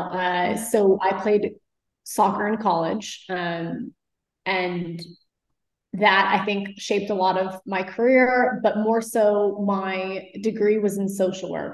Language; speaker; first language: English; native; English